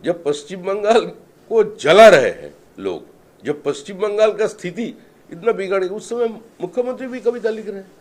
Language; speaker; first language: Hindi; non-native, local second language; Bangla